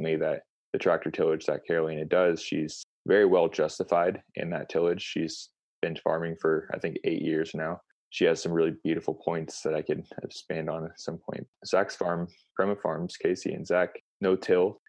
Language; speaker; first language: English; native; English